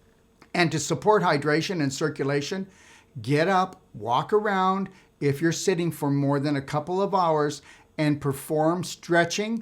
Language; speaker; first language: English; native; English